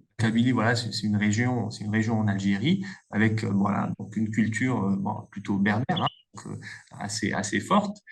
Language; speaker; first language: French; non-native, local second language; Kabyle